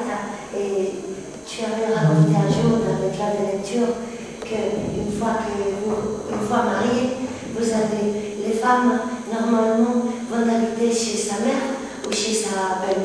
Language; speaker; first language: French; non-native, fluent; Spanish